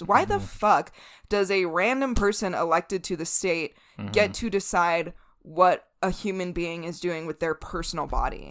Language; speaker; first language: English; native; English